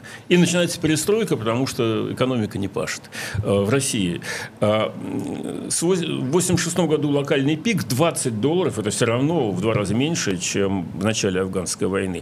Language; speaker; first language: Russian; native; Russian